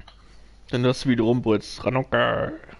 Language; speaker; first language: German; native; German